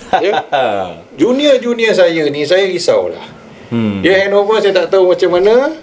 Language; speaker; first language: Malay; native; Malay